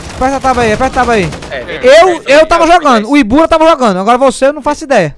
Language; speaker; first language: Portuguese; native; Portuguese